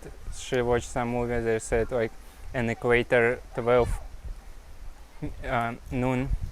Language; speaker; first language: English; non-native, learner; Russian